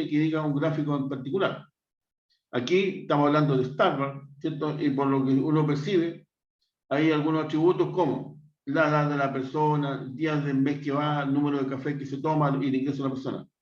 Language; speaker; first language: Spanish; native; Spanish